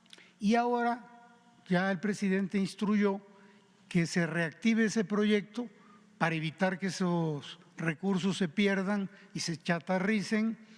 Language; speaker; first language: Spanish; native; Spanish